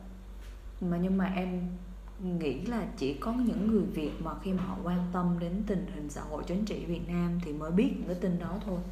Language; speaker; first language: Vietnamese; native; Vietnamese